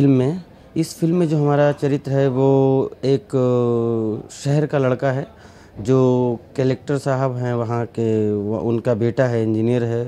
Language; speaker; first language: Hindi; native; Hindi